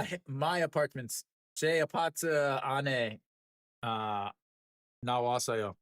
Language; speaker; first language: Korean; non-native, learner; English